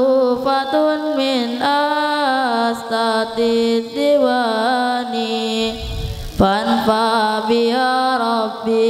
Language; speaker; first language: Arabic; non-native, learner; Madurese